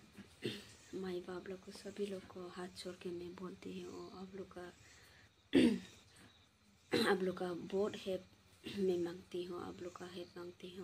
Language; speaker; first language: Hindi; non-native, local second language; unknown